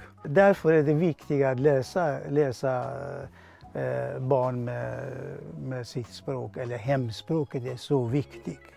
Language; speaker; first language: Swedish; non-native, fluent; Persian